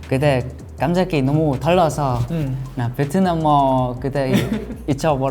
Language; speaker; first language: Korean; non-native, learner; Vietnamese